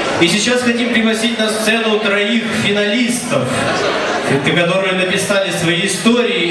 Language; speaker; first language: Russian; native; Russian